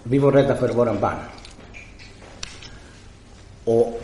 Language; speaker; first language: Swedish; non-native, fluent; Croatian